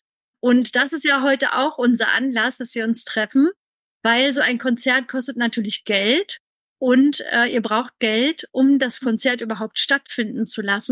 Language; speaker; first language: German; native; German